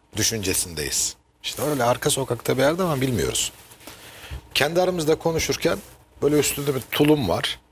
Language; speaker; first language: Turkish; native; Turkish